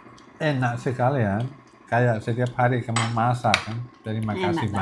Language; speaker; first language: Indonesian; non-native, learner; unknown